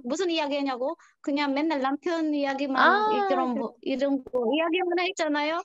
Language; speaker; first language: Korean; non-native, learner; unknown